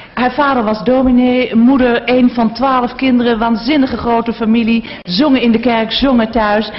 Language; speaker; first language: Dutch; native; Dutch